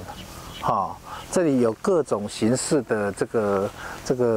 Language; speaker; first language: Chinese; native; Chinese